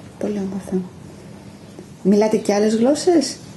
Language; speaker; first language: Greek; native; Greek